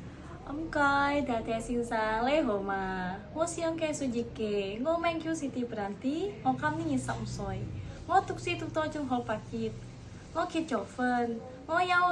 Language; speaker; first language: Cantonese; non-native, learner; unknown